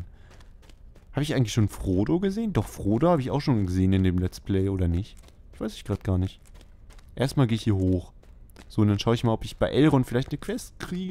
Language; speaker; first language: German; native; German